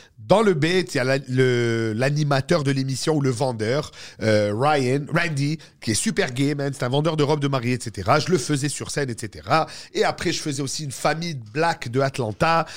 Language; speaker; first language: French; native; French